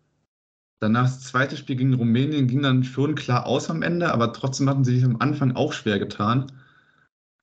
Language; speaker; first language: German; native; German